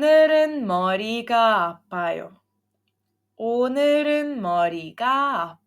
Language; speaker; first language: Korean; non-native, fluent; Serbian